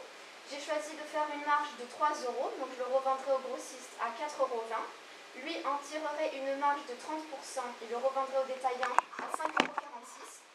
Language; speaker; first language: French; native; French